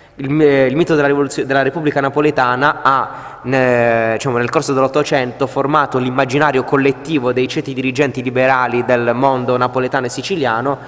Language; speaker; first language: Italian; native; Italian